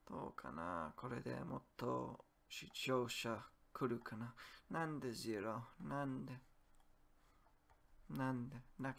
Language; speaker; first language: Japanese; non-native, learner; English